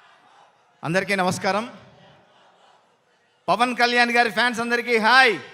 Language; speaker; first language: Telugu; native; Telugu